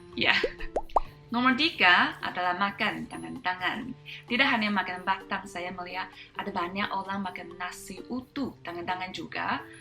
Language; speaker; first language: Indonesian; non-native, fluent; Chinese